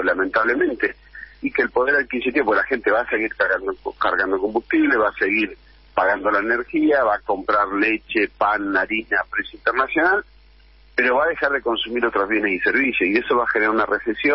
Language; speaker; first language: Spanish; native; Spanish